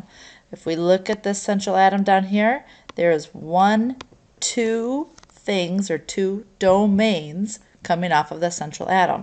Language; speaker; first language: English; native; English